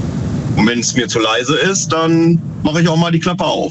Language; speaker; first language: German; native; German